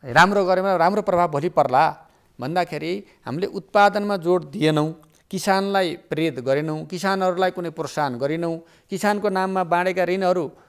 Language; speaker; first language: Nepali; native; Nepali